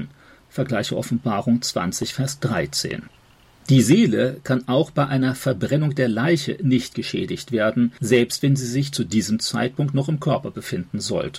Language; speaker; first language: German; native; German